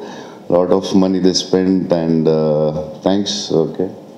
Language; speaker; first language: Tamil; non-native, local second language; Telugu